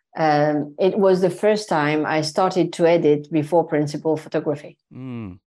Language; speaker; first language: English; non-native, fluent; French